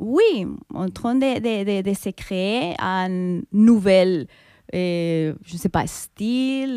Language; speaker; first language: French; non-native, fluent; Spanish